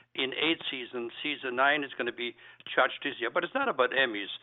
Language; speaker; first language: English; non-native, fluent; German